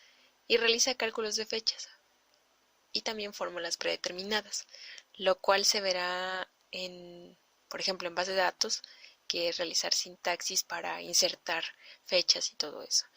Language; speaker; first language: Spanish; native; Spanish